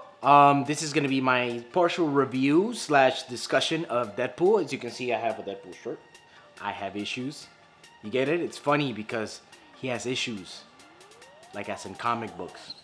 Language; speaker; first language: English; native; English